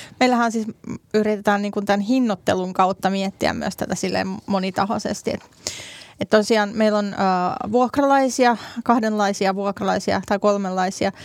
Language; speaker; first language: Finnish; native; Finnish